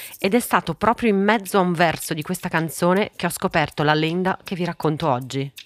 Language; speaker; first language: Italian; early bilingual, other home language; Portuguese